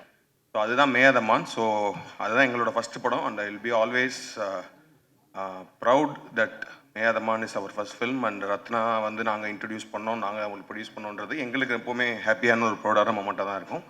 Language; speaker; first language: Tamil; native; Tamil